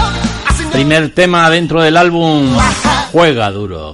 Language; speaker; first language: Spanish; native; Spanish